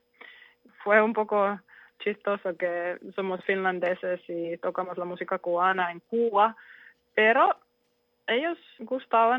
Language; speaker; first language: Spanish; non-native, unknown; Finnish